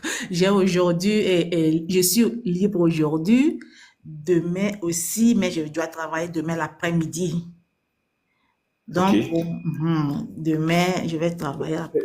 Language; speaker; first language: French; non-native, local second language; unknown